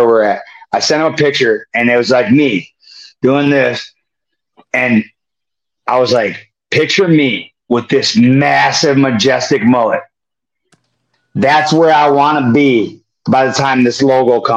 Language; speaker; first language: English; native; English